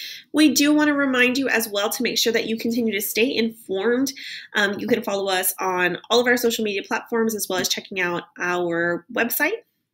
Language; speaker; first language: English; native; English